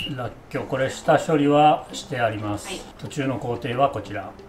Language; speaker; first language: Japanese; native; Japanese